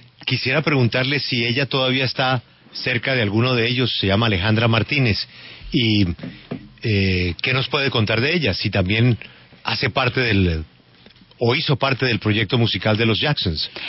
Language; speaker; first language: Spanish; native; Spanish